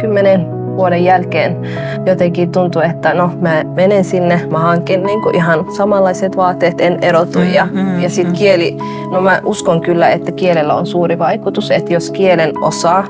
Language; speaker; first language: Finnish; early bilingual, other home language; Somali